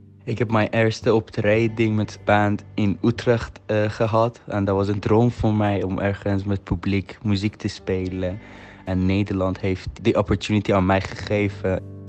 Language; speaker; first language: Dutch; non-native, fluent; Persian